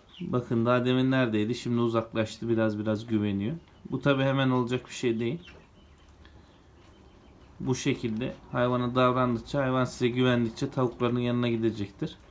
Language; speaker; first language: Turkish; native; Turkish